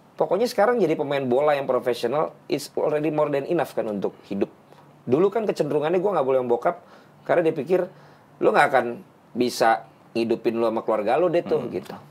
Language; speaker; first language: Indonesian; native; Indonesian